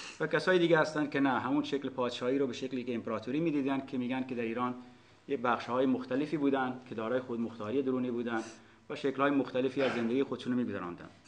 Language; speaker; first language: Persian; non-native, local second language; Baluchi